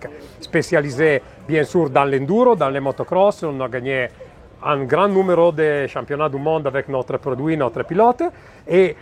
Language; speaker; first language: French; non-native, fluent; Italian